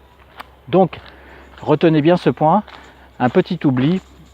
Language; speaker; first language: French; native; French